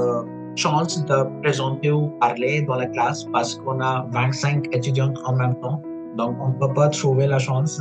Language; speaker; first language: French; non-native, fluent; Punjabi